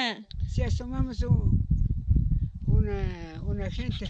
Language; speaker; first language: Spanish; non-native, local second language; Quechua